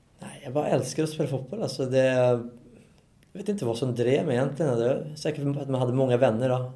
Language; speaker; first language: Swedish; native; Swedish